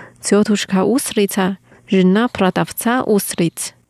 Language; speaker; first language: Russian; non-native, fluent; Chinese